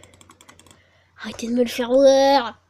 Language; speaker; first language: French; native; French